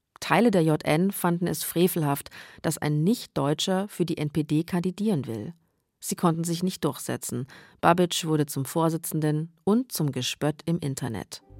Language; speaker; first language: German; native; German